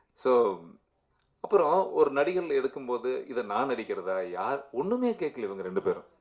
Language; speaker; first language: Tamil; native; Tamil